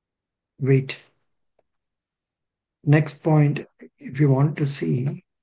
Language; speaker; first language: English; non-native, local second language; Telugu